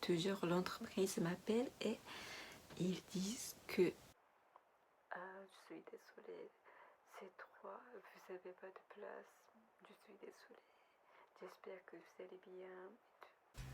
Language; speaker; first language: French; non-native, learner; Japanese